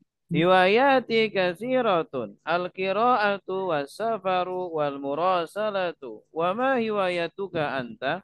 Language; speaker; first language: Arabic; non-native, fluent; Indonesian